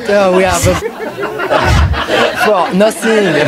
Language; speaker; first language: English; non-native, learner; French